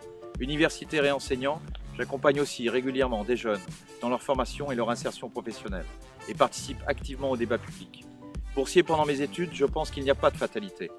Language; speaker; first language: French; native; French